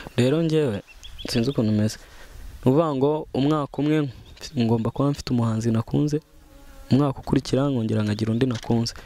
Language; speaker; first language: Kinyarwanda; early bilingual, heritage; Kinyarwanda